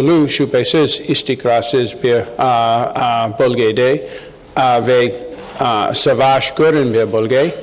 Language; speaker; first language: Turkish; non-native, learner; English